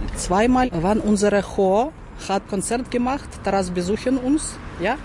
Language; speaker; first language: German; non-native, learner; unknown